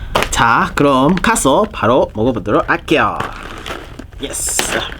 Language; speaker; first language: Korean; non-native, fluent; Kinyarwanda